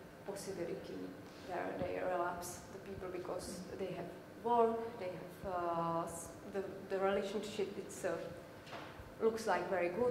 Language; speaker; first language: English; non-native, learner; Czech